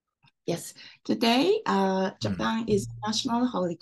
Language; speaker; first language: English; non-native, fluent; Japanese